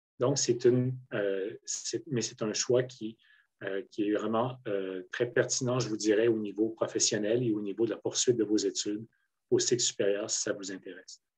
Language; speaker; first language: French; native; French